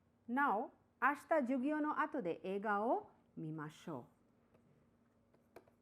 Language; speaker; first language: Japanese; non-native, fluent; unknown